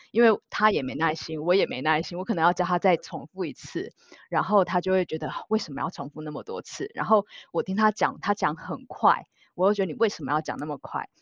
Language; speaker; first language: Chinese; native; Chinese